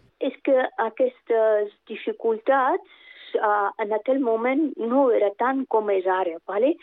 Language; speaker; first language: Catalan; non-native, fluent; Persian